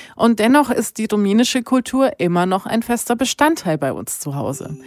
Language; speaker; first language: German; early bilingual, other home language; Romanian